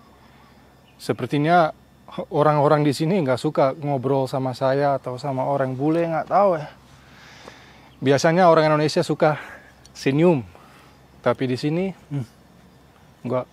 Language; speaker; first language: Indonesian; non-native, fluent; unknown